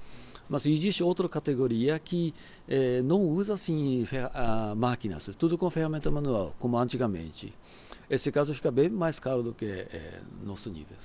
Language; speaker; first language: Portuguese; non-native, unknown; Japanese